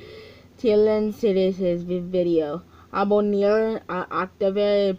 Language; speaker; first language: German; non-native, learner; English